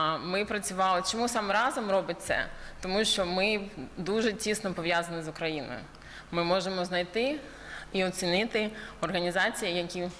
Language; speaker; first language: Ukrainian; early bilingual, heritage; Ukrainian